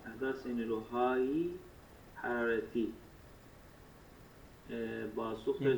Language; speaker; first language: Persian; non-native, learner; Turkish